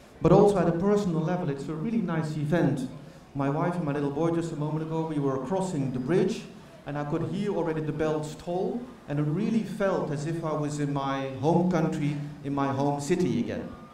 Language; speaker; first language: English; non-native, fluent; Dutch